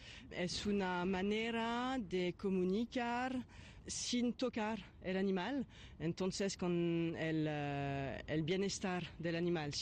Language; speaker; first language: Spanish; non-native, fluent; French